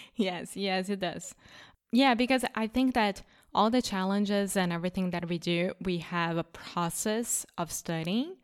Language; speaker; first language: English; non-native, fluent; Portuguese